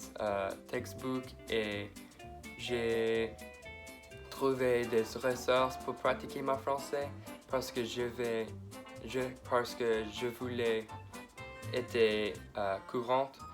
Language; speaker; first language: French; non-native, learner; English